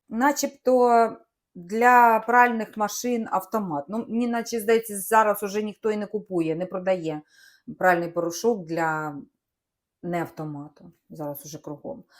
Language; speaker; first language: Ukrainian; non-native, local second language; Russian